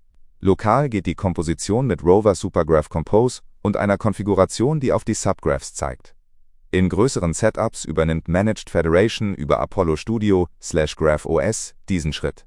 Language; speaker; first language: German; native; German